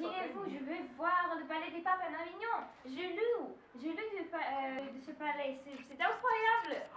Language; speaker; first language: French; non-native, learner; Russian